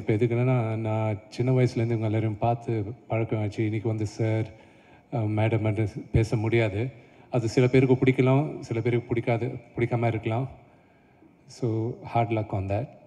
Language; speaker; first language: Tamil; non-native, local second language; Telugu